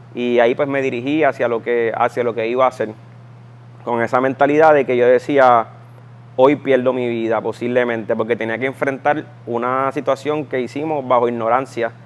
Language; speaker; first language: Spanish; native; Spanish